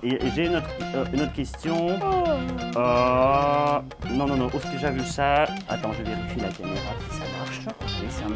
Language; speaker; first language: French; non-native, fluent; Russian